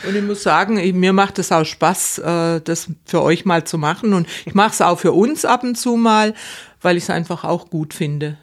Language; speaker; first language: German; native; German